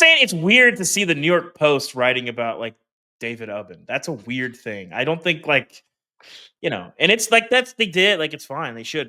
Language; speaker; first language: English; native; English